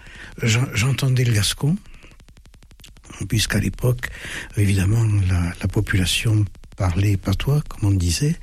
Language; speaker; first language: French; early bilingual, other home language; German